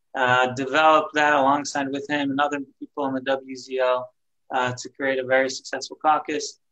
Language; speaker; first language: English; native; English